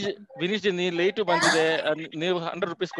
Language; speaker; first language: Kannada; non-native, learner; Malayalam